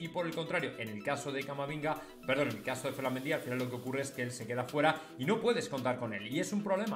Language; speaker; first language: Spanish; native; Spanish